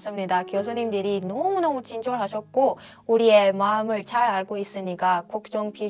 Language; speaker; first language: Korean; non-native, fluent; Persian